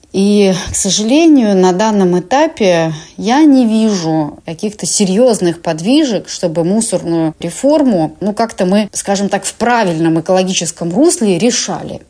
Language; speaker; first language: Russian; native; Russian